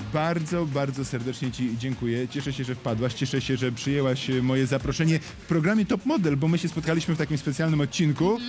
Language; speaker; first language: Polish; native; Polish